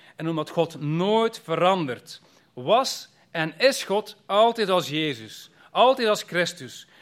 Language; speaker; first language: Dutch; native; Dutch